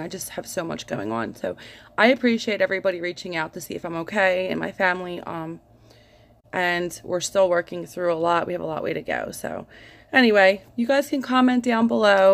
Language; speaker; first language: English; native; English